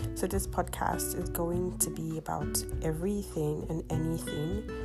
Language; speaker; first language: English; non-native, local second language; Yoruba